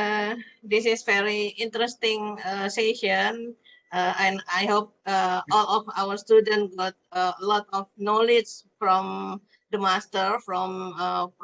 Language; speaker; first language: English; non-native, fluent; Indonesian